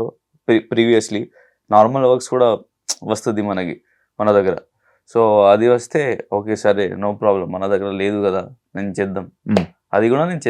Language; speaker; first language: Telugu; non-native, local second language; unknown